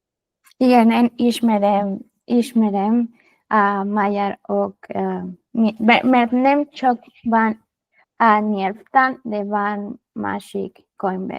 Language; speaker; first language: Hungarian; non-native, learner; Spanish